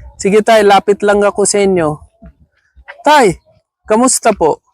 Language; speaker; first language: Filipino; non-native, fluent; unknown